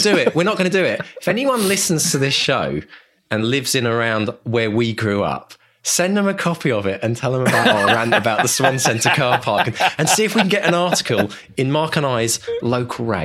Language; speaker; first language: English; native; English